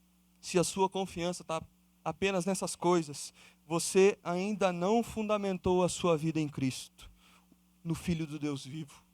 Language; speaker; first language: Portuguese; native; Portuguese